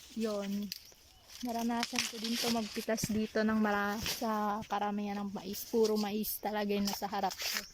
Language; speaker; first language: Filipino; non-native, local second language; Cebuano